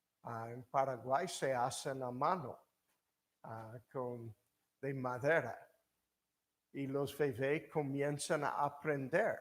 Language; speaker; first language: Spanish; non-native, fluent; English